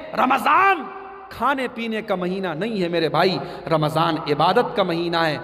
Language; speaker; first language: Urdu; native; Urdu